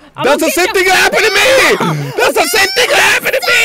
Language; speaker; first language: English; native; English